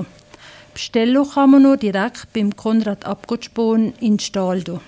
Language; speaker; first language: German; native; German